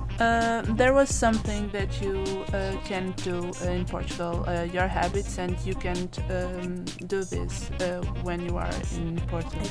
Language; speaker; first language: English; non-native, learner; Portuguese